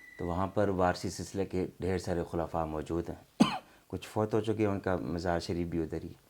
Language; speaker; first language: Urdu; non-native, local second language; Saraiki